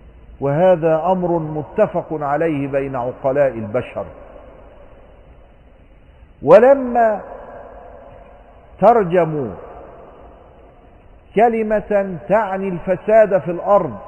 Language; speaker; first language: Arabic; native; Arabic